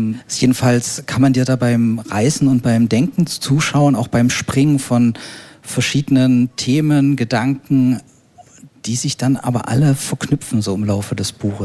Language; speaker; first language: German; native; German